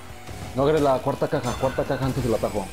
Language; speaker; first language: Spanish; native; Spanish